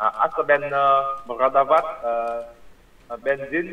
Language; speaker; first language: Russian; non-native, learner; Vietnamese